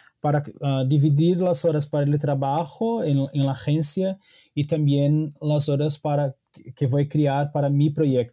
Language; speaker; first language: Spanish; non-native, fluent; Portuguese